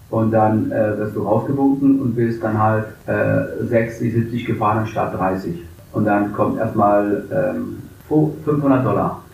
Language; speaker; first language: German; early bilingual, other home language; English